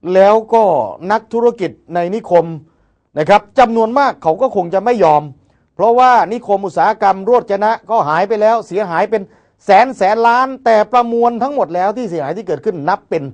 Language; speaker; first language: Thai; native; Thai